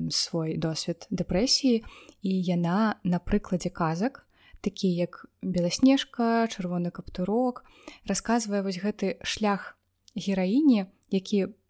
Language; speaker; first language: Belarusian; non-native, local second language; Russian